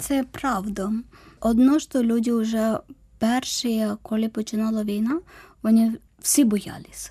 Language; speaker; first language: Ukrainian; non-native, learner; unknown